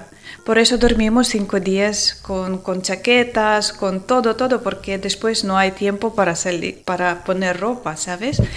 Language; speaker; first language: Spanish; non-native, learner; Ukrainian